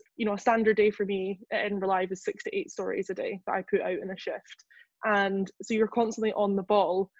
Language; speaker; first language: English; native; English